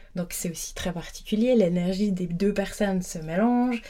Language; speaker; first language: French; native; French